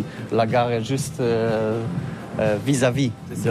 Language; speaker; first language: French; non-native, learner; Polish